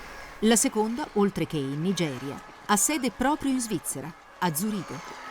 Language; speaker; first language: Italian; native; Italian